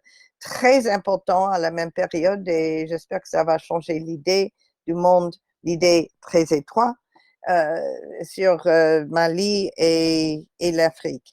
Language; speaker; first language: French; non-native, fluent; English